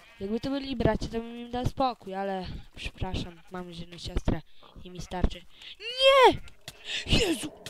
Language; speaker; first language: Polish; native; Polish